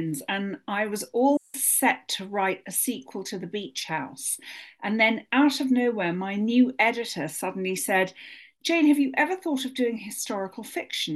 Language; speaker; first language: English; native; English